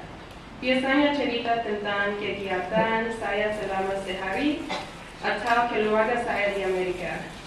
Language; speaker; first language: Indonesian; non-native, learner; English